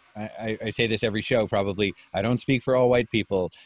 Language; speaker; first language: English; native; English